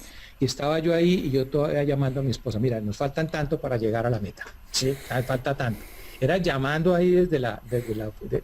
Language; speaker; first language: Spanish; native; Spanish